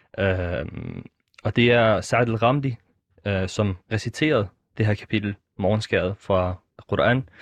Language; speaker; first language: Danish; early bilingual, other home language; Arabic